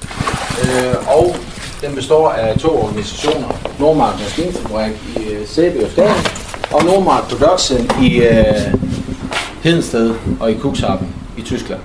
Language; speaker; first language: Danish; native; Danish